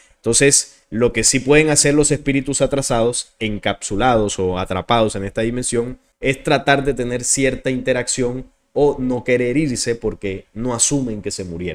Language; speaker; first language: Spanish; native; Spanish